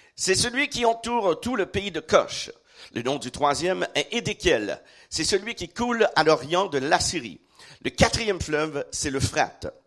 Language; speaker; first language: French; native; French